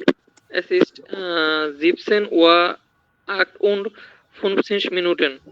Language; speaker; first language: German; non-native, learner; Bangla